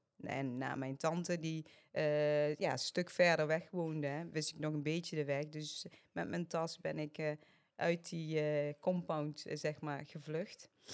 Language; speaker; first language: Dutch; early bilingual, other home language; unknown